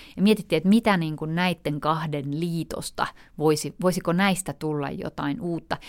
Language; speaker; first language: Finnish; native; Finnish